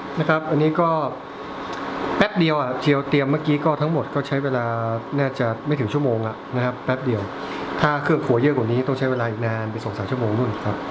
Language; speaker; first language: Thai; native; Thai